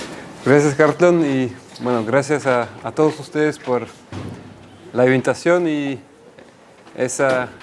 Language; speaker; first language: Spanish; non-native, fluent; French